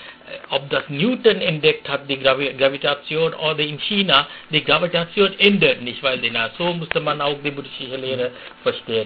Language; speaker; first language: German; non-native, fluent; Sinhala